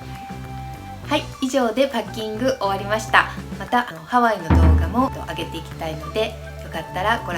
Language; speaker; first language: Japanese; native; Japanese